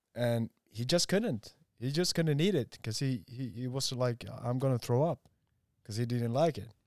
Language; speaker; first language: English; non-native, fluent; Swedish